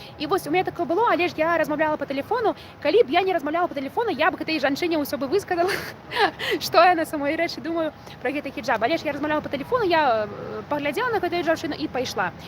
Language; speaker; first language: Belarusian; non-native, local second language; Russian